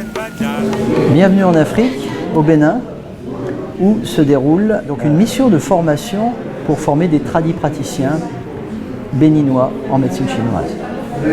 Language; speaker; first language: French; native; French